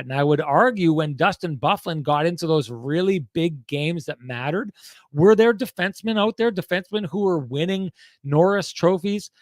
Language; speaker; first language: English; native; English